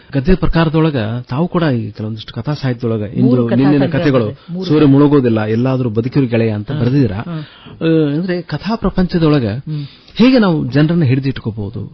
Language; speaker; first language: Kannada; native; Kannada